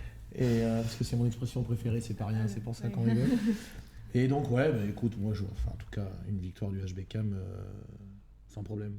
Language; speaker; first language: French; native; French